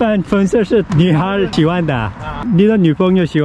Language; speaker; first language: Chinese; non-native, learner; Korean